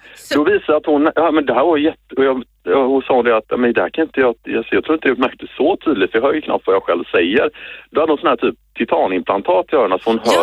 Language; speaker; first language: Swedish; native; Swedish